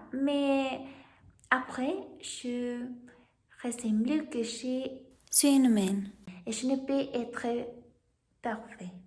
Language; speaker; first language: French; non-native, learner; Spanish